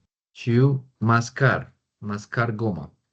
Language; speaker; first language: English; non-native, fluent; Spanish